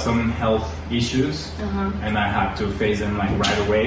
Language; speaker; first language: English; non-native, fluent; Spanish